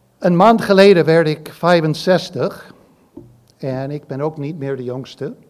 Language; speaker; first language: Dutch; non-native, fluent; English